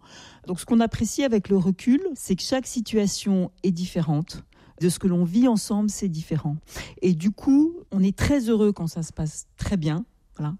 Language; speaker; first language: French; native; French